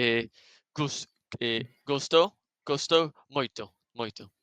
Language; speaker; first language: Portuguese; non-native, learner; English